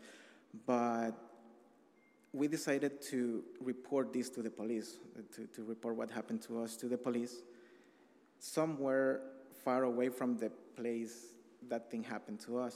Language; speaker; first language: English; non-native, fluent; Spanish